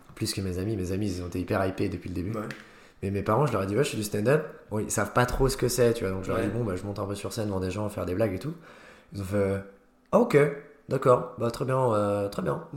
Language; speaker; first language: French; native; French